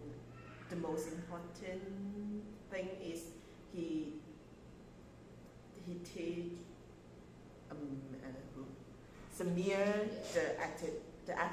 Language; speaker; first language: English; non-native, learner; Chinese